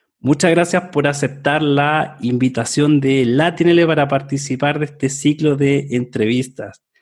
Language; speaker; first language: Spanish; native; Spanish